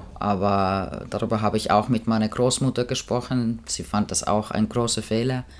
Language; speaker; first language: German; non-native, fluent; Finnish